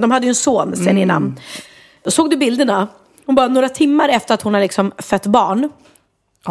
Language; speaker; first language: Swedish; native; Swedish